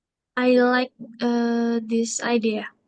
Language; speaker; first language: English; non-native, learner; Indonesian